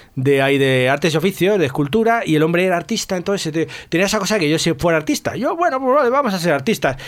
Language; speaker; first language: Spanish; native; Spanish